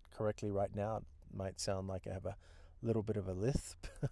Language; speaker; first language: English; native; English